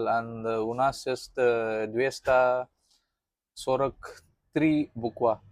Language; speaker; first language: Russian; non-native, learner; Tamil